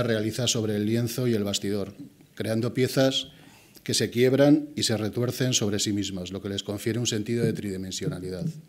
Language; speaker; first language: Spanish; native; Spanish